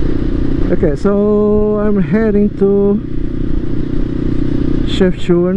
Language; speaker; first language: English; non-native, fluent; Portuguese